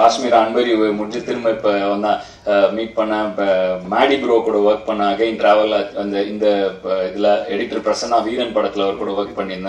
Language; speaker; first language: Tamil; native; Tamil